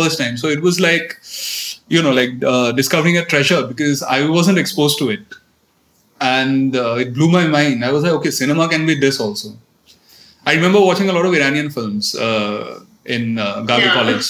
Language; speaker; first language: English; non-native, local second language; Assamese